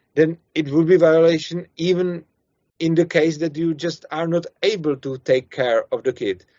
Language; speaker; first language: English; non-native, fluent; Czech